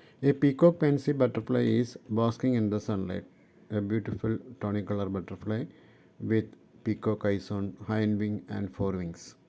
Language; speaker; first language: English; non-native, local second language; Malayalam